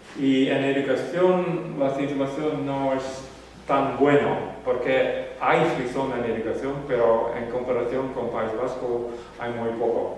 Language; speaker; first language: Spanish; non-native, fluent; Western Frisian